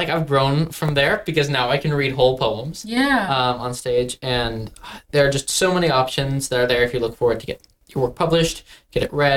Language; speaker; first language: English; native; English